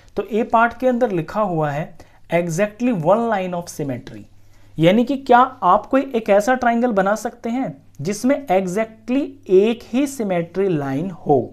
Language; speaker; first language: Hindi; native; Hindi